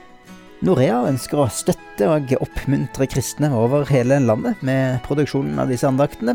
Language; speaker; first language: Norwegian; native; Norwegian